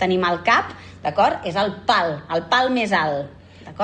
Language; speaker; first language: Catalan; native; Catalan